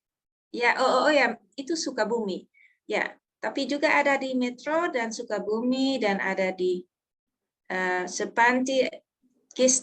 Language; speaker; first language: Indonesian; non-native, learner; Dutch